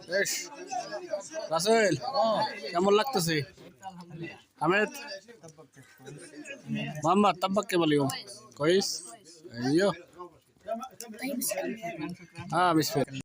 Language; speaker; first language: Arabic; non-native, learner; Bangla